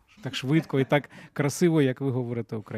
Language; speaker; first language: Ukrainian; native; Ukrainian